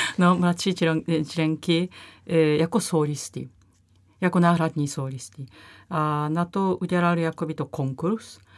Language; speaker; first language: Czech; non-native, fluent; Japanese